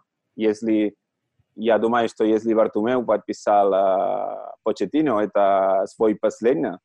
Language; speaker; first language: Russian; non-native, learner; Catalan